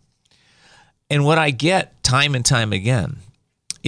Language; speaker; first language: English; native; English